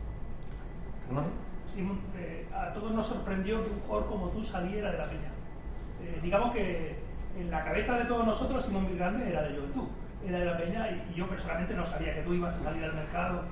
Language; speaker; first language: Spanish; native; Spanish